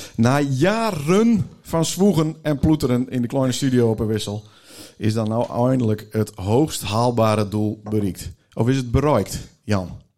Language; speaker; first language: Dutch; native; Dutch